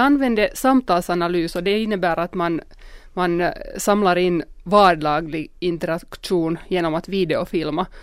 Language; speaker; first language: Swedish; non-native, local second language; Finnish